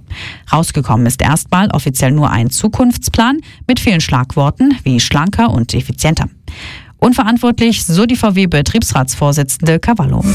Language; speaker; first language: German; native; German